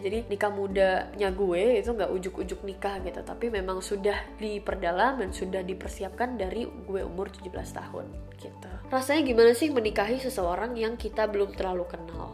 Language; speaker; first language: Indonesian; native; Indonesian